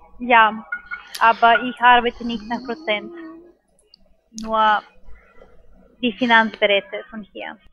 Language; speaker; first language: German; non-native, learner; Spanish